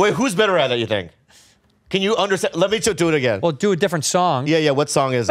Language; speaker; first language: English; native; English